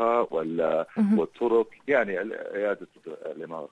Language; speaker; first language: Arabic; non-native, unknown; English